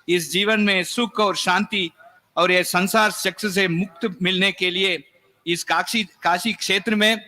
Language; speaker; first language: Hindi; non-native, local second language; Tamil